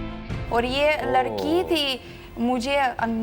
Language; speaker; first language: Hindi; non-native, fluent; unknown